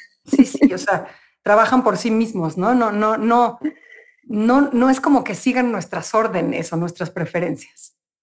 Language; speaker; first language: Spanish; native; Spanish